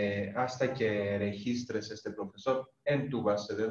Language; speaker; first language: Spanish; native; Spanish